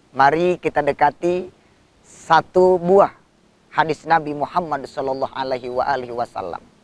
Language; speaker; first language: Indonesian; non-native, local second language; Sundanese